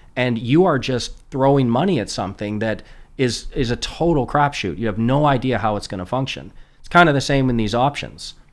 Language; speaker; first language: English; native; English